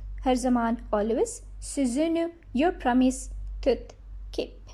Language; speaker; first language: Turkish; non-native, learner; Bangla